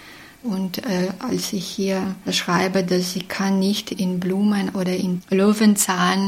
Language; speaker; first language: German; non-native, fluent; Belarusian